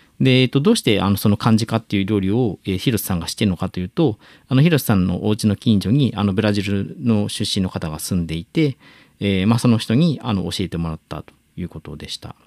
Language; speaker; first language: Japanese; native; Japanese